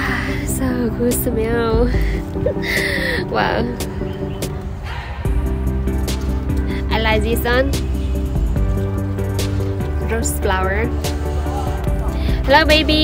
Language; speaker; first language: English; non-native, learner; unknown